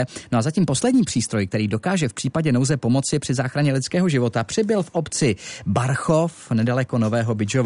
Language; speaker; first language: Czech; native; Czech